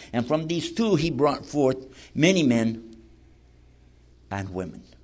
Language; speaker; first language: English; native; English